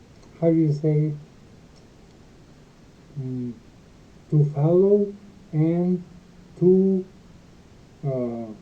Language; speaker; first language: English; non-native, learner; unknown